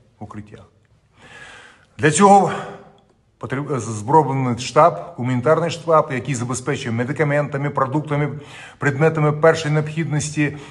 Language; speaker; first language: Ukrainian; non-native, local second language; Russian